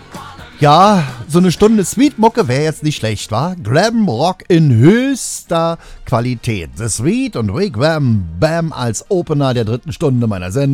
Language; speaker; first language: German; native; German